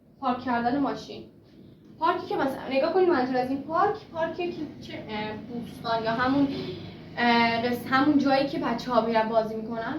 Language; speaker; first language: Persian; native; Persian